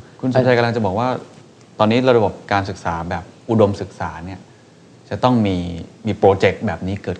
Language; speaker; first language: Thai; native; Thai